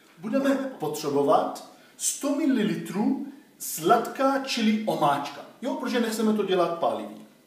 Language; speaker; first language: Czech; non-native, fluent; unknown